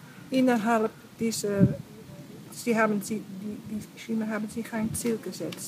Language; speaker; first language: German; non-native, fluent; Dutch